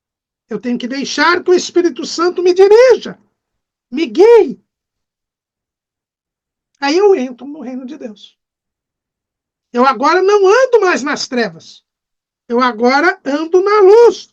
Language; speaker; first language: Portuguese; native; Portuguese